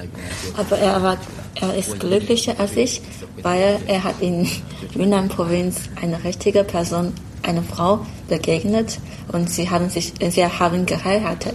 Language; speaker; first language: German; non-native, fluent; Chinese